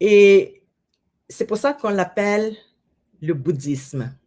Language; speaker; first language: French; non-native, fluent; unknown